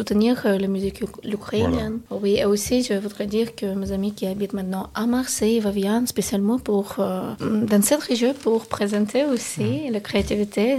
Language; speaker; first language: French; non-native, learner; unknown